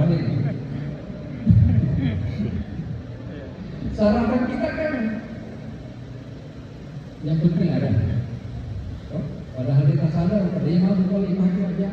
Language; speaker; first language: Indonesian; non-native, local second language; Buginese